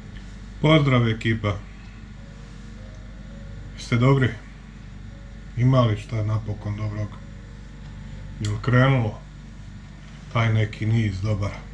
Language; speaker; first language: Serbian; native; Serbian